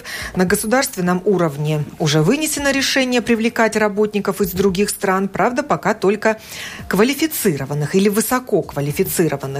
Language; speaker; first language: Russian; native; Russian